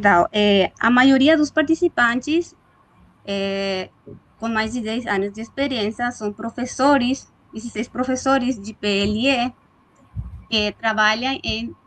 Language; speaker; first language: Portuguese; non-native, fluent; Spanish